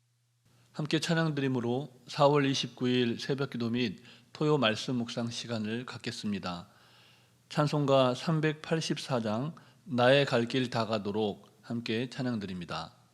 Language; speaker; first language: Korean; native; Korean